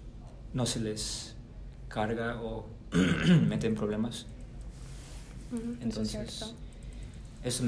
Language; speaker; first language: Spanish; early bilingual, heritage; Spanish